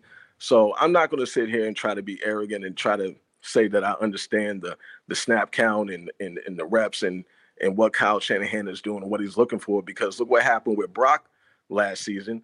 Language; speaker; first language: English; native; English